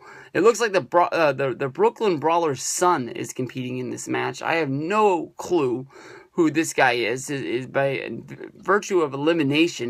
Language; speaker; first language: English; native; English